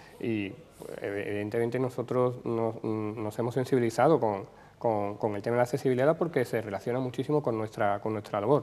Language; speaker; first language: Spanish; native; Spanish